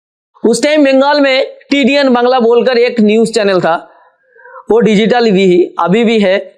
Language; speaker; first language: Hindi; non-native, local second language; Bangla